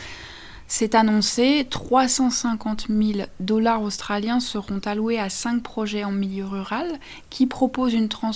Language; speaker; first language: French; native; French